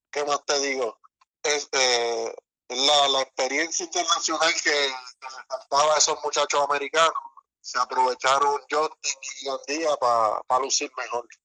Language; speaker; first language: Spanish; native; Spanish